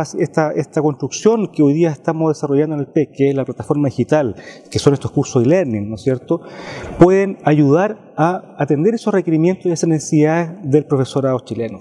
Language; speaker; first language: Spanish; native; Spanish